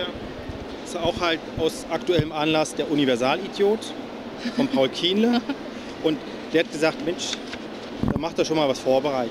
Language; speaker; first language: German; native; German